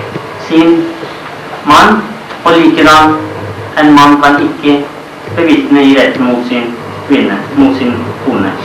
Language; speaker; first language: Norwegian; non-native, fluent; Urdu